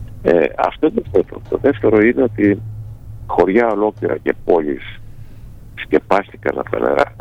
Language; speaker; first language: Greek; native; Greek